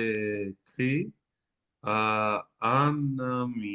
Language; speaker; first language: French; non-native, learner; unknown